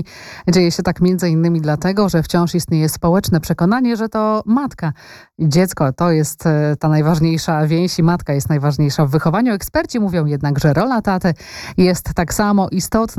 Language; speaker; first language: Polish; native; Polish